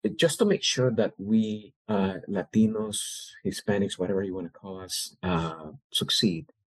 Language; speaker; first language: English; early bilingual, other home language; Spanish